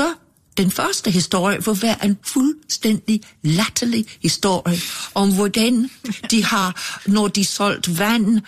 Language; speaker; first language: Danish; non-native, fluent; English